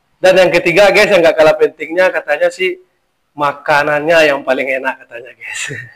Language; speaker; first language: Indonesian; native; Indonesian